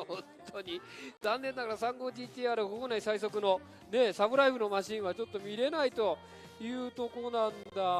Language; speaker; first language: Japanese; native; Japanese